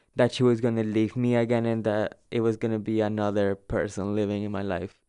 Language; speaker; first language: English; early bilingual, other home language; Spanish